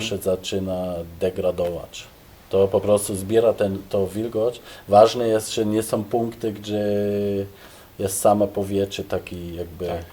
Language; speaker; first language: Polish; non-native, fluent; German